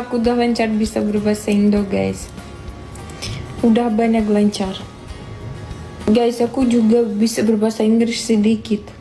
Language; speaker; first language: Indonesian; non-native, learner; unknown